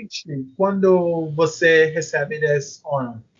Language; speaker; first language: Portuguese; non-native, learner; English